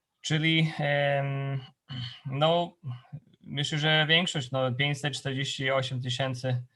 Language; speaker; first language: Polish; non-native, fluent; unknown